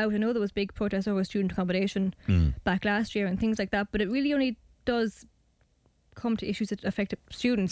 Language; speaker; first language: English; native; English